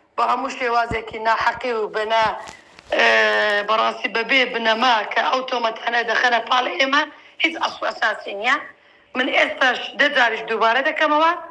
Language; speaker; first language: Central Kurdish; non-native, local second language; Turkish